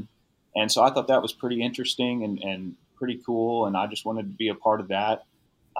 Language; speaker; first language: English; native; English